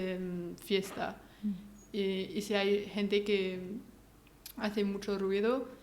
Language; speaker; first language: Spanish; non-native, learner; French